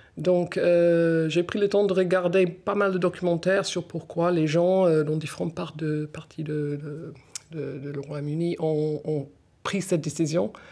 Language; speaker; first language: French; non-native, fluent; English